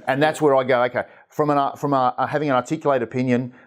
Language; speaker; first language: English; native; English